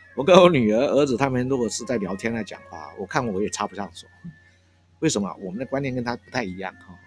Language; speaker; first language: Chinese; native; Chinese